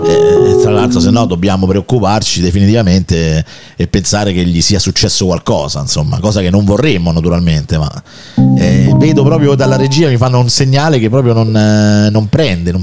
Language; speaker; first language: Italian; native; Italian